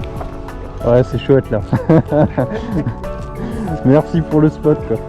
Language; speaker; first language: French; native; French